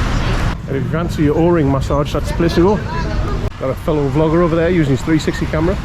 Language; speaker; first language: English; native; English